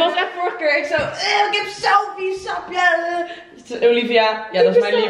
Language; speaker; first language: Dutch; native; Dutch